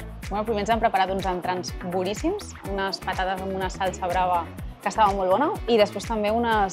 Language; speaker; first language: Catalan; native; Catalan